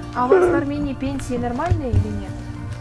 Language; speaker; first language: Russian; early bilingual, heritage; Russian